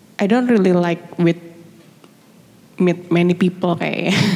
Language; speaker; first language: English; non-native, learner; Indonesian